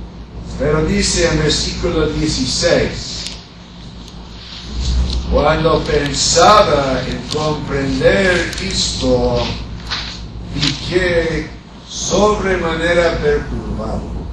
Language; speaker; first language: Spanish; non-native, learner; Portuguese